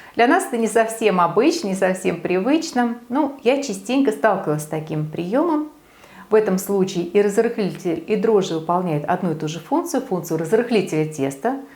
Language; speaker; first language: Russian; native; Russian